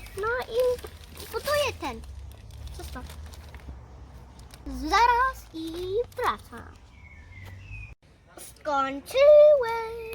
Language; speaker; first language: Polish; early bilingual, heritage; Polish